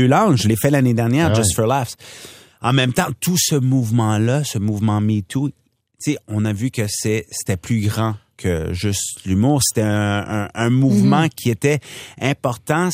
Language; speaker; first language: French; non-native, local second language; Punjabi